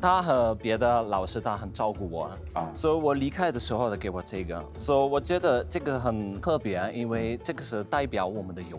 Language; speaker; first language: Chinese; non-native, fluent; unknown